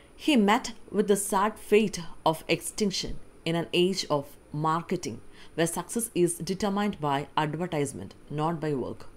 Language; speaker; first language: English; non-native, local second language; Malayalam